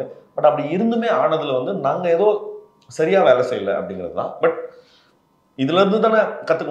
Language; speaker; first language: Tamil; native; Tamil